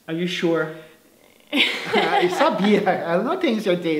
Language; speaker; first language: Portuguese; non-native, fluent; English